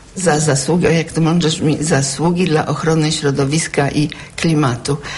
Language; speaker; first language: Polish; native; Polish